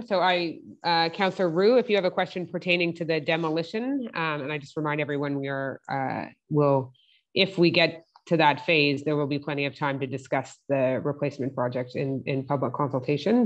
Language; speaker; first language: English; native; English